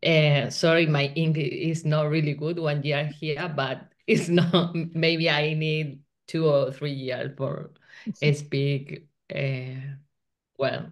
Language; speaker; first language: English; non-native, learner; Spanish